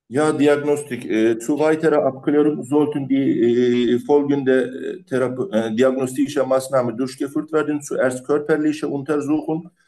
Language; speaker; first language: German; non-native, learner; Turkish